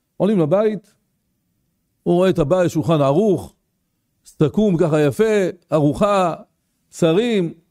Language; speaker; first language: Hebrew; native; Hebrew